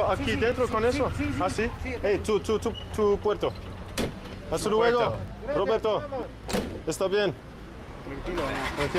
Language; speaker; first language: Spanish; non-native, learner; English